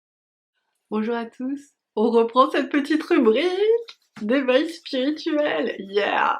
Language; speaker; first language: French; native; French